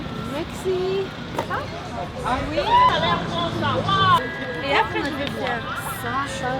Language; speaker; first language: French; non-native, learner; Chinese